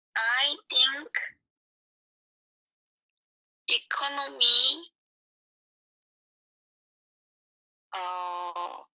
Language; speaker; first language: English; non-native, learner; Korean